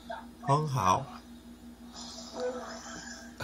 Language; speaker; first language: Chinese; non-native, learner; English